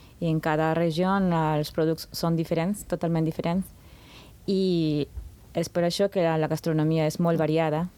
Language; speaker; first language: Catalan; non-native, learner; Spanish